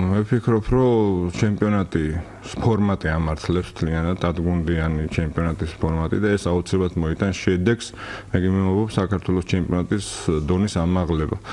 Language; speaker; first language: Georgian; native; Georgian